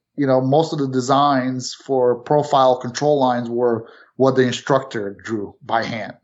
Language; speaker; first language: English; early bilingual, other home language; Romanian